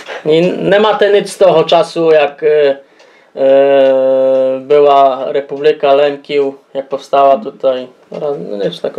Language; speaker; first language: Polish; non-native, local second language; Rusyn